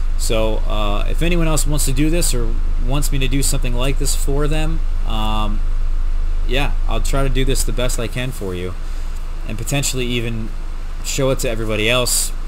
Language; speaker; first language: English; native; English